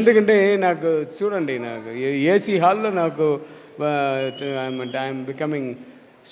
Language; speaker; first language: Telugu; non-native, learner; Tamil